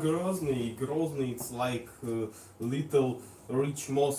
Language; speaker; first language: English; non-native, learner; Russian